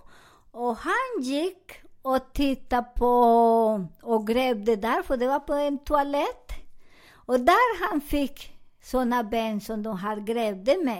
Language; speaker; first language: Swedish; non-native, learner; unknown